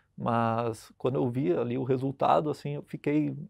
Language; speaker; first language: Portuguese; native; Portuguese